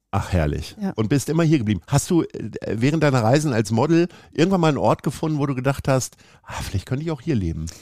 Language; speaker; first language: German; native; German